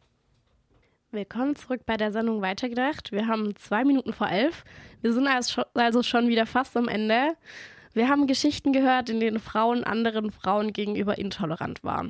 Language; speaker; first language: German; native; German